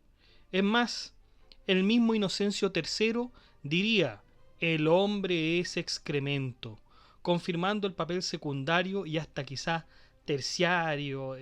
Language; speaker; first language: Spanish; native; Spanish